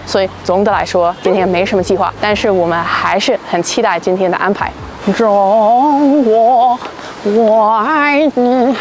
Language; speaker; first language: Chinese; non-native, fluent; English